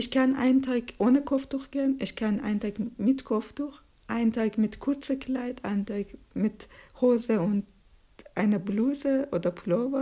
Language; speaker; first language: German; non-native, learner; Persian